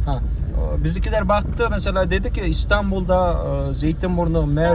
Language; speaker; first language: Turkish; non-native, local second language; Kazakh